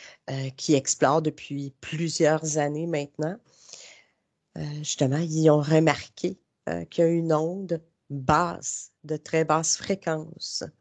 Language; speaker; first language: French; native; French